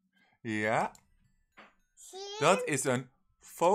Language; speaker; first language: Dutch; non-native, fluent; English